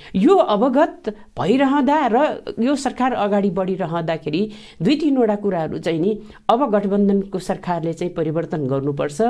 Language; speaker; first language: Nepali; native; Nepali